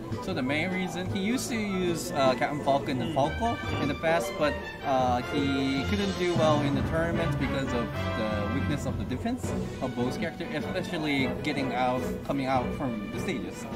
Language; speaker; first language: English; non-native, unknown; Japanese